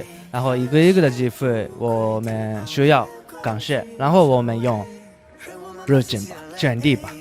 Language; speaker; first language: Chinese; non-native, learner; Japanese